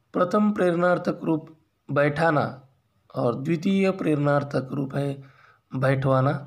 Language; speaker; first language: Hindi; non-native, local second language; Marathi